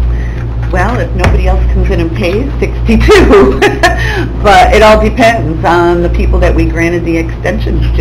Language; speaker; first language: English; native; English